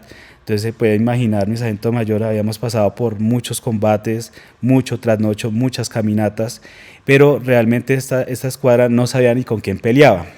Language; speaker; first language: Spanish; native; Spanish